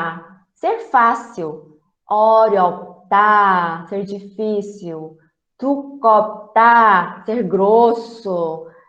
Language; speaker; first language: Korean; non-native, fluent; Portuguese